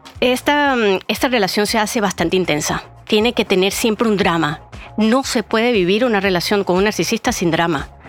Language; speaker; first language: Spanish; native; Spanish